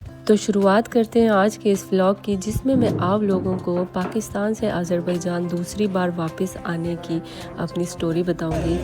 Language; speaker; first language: Urdu; non-native, local second language; Northern Hindko